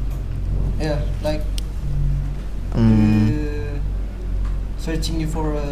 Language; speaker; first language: English; non-native, learner; Indonesian